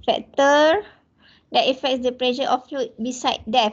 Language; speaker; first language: English; non-native, local second language; Malay